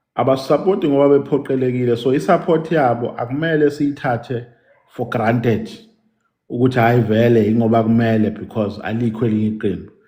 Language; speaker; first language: Zulu; native; Zulu